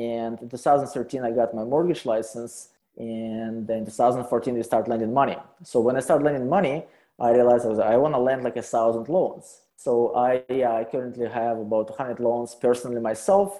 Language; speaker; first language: English; non-native, fluent; Russian